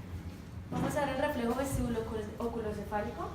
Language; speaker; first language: Spanish; native; Spanish